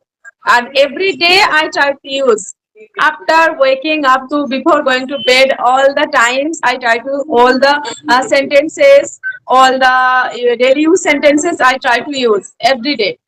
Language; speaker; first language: English; non-native, learner; Bangla